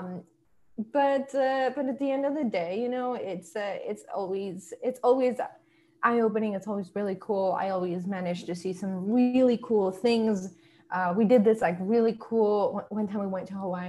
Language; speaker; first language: English; early bilingual, other home language; Spanish